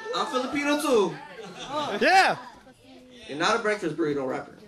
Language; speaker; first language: English; native; English